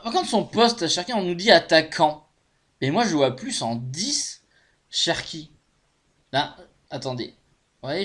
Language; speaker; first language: French; native; French